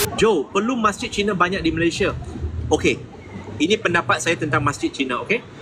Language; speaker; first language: Malay; non-native, local second language; Chinese